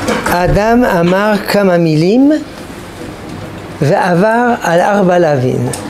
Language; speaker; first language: Hebrew; non-native, fluent; French